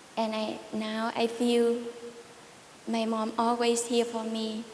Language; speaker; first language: English; non-native, learner; Vietnamese